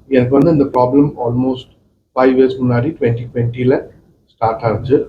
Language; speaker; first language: Tamil; non-native, local second language; Malayalam